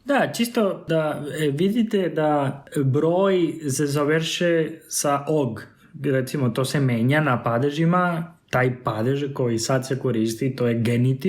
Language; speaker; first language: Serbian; non-native, fluent; Spanish